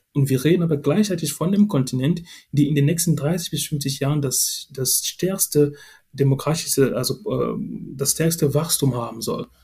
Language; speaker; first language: German; non-native, fluent; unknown